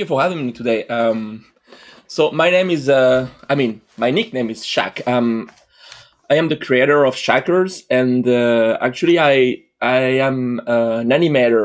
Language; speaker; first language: English; non-native, fluent; French